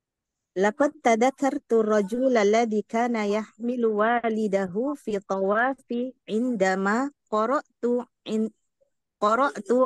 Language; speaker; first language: Arabic; non-native, learner; Indonesian